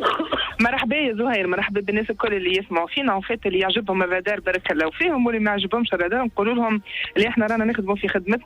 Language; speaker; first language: Arabic; native; Arabic